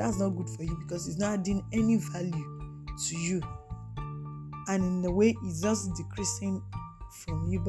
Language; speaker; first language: English; non-native, local second language; Yoruba